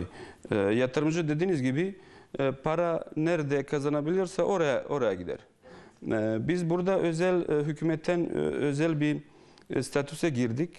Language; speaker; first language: Turkish; non-native, fluent; Bosnian